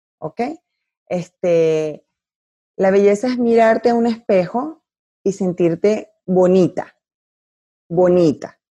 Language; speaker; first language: Spanish; native; Spanish